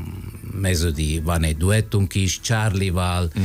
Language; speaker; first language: Hungarian; non-native, fluent; Italian